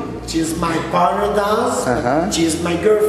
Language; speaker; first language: English; non-native, local second language; Spanish